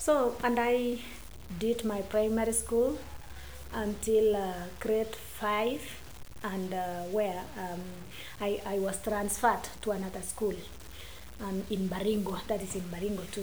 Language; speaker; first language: English; non-native, local second language; Kalenjin